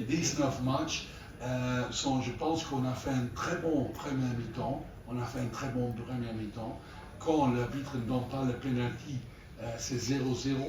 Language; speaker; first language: French; non-native, learner; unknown